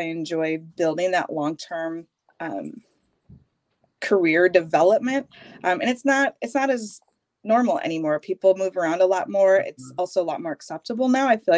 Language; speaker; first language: English; native; English